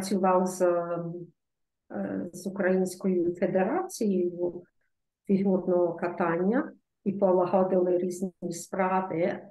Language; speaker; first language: Ukrainian; early bilingual, heritage; Ukrainian